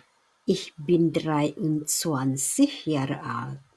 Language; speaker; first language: German; non-native, learner; Indonesian